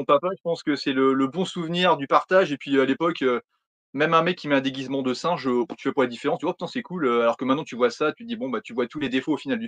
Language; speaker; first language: French; native; French